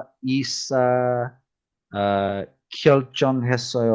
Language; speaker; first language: Korean; non-native, learner; English